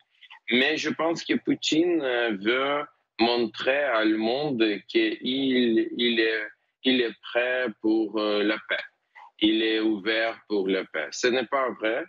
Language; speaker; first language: French; non-native, learner; Ukrainian